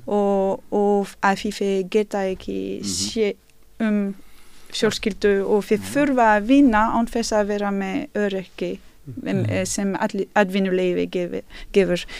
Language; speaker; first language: Icelandic; non-native, fluent; Bosnian